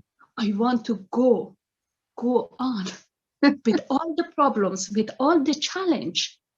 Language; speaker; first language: English; non-native, learner; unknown